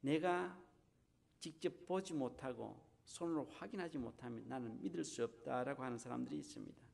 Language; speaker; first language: Korean; native; Korean